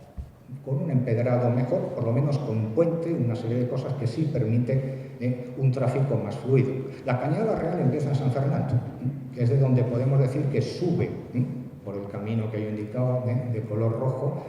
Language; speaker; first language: Spanish; native; Spanish